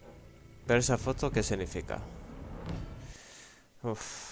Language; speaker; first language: Spanish; native; Spanish